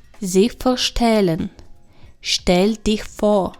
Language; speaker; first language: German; non-native, fluent; Ukrainian